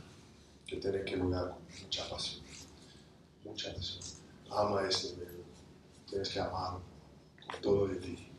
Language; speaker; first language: Spanish; non-native, learner; English